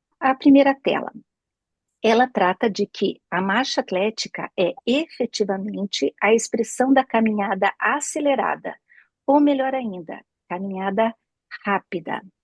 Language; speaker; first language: Portuguese; native; Portuguese